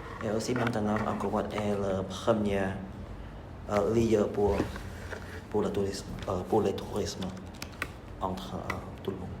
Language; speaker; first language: French; non-native, learner; Khmer